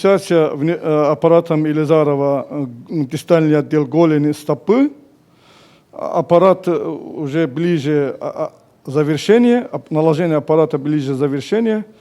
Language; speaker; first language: Russian; native; Russian